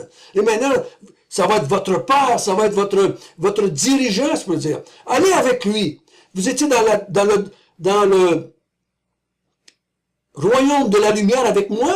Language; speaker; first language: French; native; French